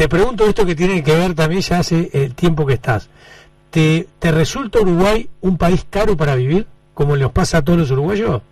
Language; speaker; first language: Spanish; native; Spanish